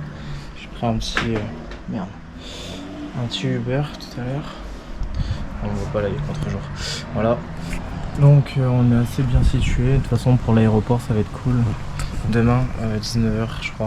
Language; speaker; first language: French; native; French